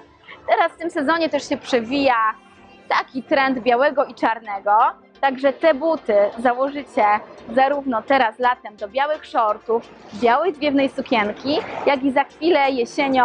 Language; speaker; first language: Polish; native; Polish